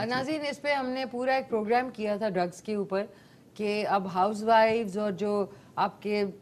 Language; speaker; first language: Urdu; non-native, local second language; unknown